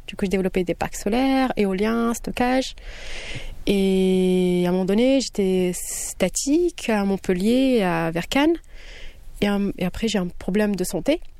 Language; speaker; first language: French; early bilingual, other home language; Kabyle